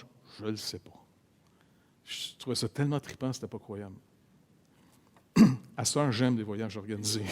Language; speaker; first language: French; native; French